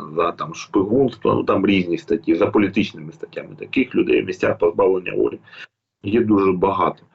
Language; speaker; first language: Ukrainian; native; Ukrainian